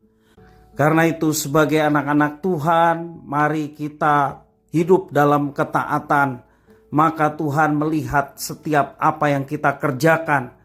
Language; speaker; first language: Indonesian; native; Indonesian